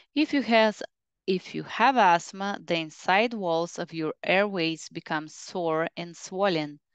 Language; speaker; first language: English; non-native, fluent; Bulgarian